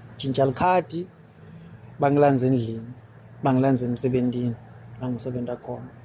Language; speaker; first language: Zulu; non-native, local second language; Swati